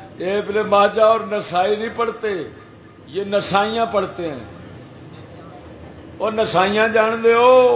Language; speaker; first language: Urdu; native; Urdu